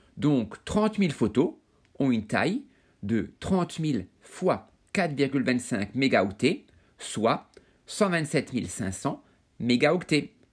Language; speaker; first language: French; native; French